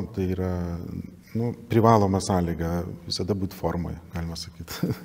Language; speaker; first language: Lithuanian; native; Lithuanian